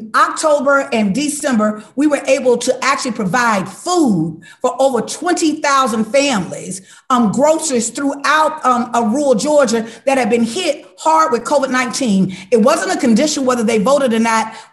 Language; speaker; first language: English; native; English